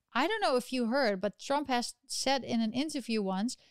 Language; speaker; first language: English; non-native, fluent; Dutch